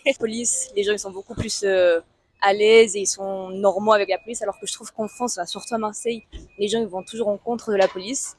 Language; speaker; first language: French; non-native, fluent; Spanish